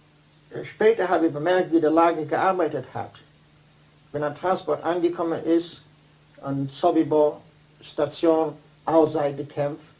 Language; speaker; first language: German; non-native, fluent; Dutch